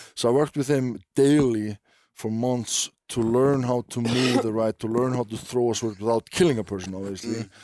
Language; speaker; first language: English; non-native, fluent; Icelandic